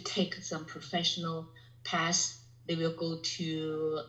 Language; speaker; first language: English; non-native, fluent; Chinese